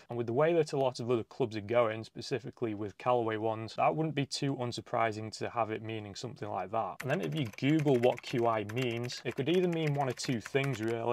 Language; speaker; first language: English; native; English